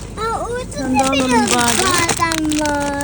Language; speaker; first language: Turkish; early bilingual, heritage; Turkish